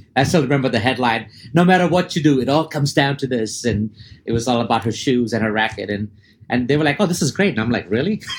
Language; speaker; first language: English; early bilingual, other home language; Arabic